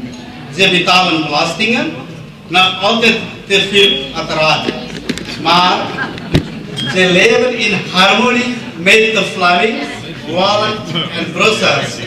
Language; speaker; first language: Dutch; non-native, learner; Nepali